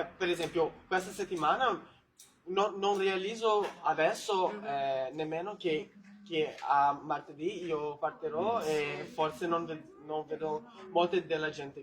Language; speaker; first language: Italian; non-native, learner; Portuguese